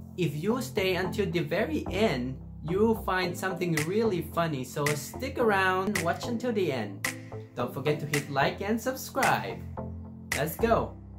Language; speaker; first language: English; non-native, fluent; Thai